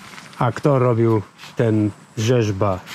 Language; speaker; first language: Polish; non-native, learner; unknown